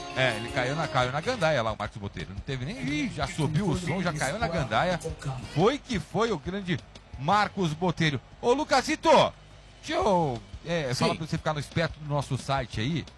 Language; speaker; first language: Portuguese; native; Portuguese